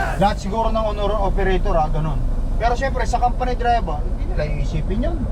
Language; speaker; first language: Filipino; native; Filipino